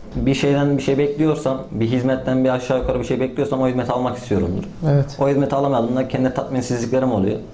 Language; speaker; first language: Turkish; native; Turkish